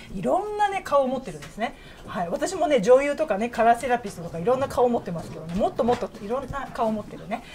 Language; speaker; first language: Japanese; native; Japanese